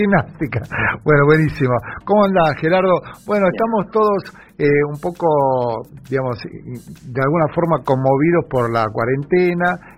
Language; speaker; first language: Spanish; native; Spanish